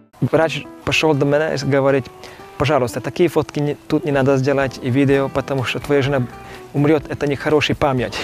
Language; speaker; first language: Russian; non-native, local second language; Romany